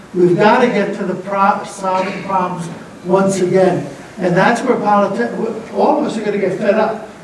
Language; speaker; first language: English; non-native, fluent; Greek